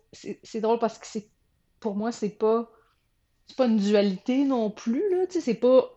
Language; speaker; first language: French; native; French